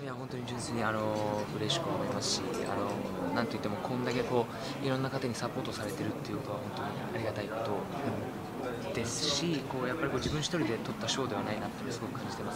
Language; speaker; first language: Japanese; early bilingual, other home language; Burmese